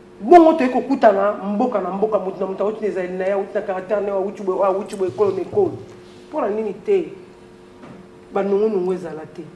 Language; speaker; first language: Lingala; native; Lingala